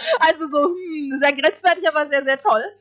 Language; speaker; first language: German; native; German